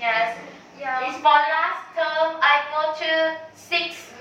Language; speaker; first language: English; non-native, learner; Thai